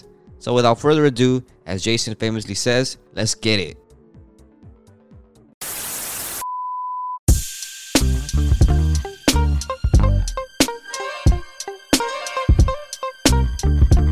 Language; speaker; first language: English; native; English